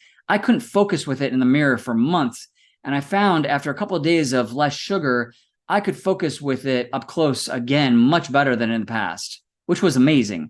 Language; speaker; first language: English; native; English